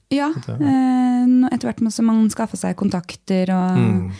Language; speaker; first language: Norwegian; native; Norwegian